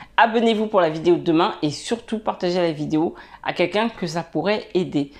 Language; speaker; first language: French; native; French